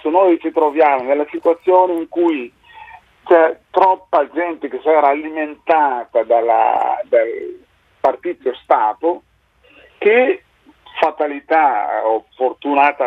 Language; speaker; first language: Italian; non-native, fluent; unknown